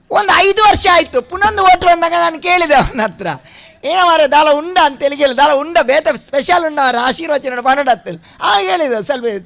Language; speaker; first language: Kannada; non-native, local second language; Tulu